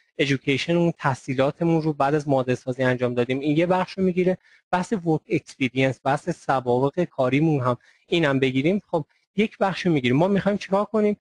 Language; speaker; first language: Persian; native; Persian